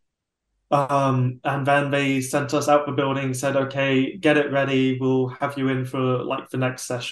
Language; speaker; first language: English; native; English